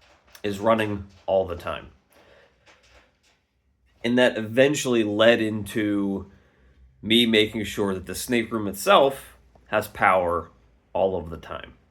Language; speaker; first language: English; native; English